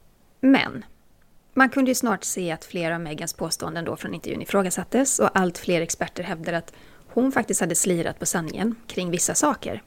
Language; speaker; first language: Swedish; native; Swedish